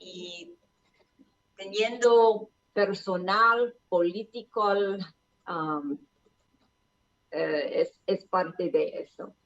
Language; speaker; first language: Spanish; non-native, learner; English